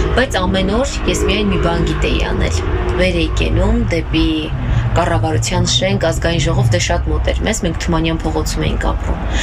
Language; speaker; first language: Armenian; native; Armenian